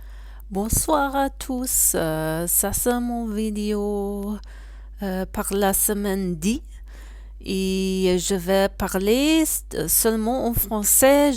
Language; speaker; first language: French; non-native, learner; German